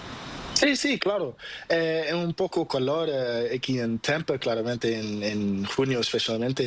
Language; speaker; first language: Spanish; non-native, learner; Portuguese